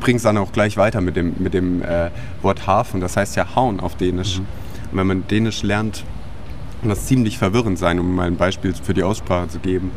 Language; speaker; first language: German; native; German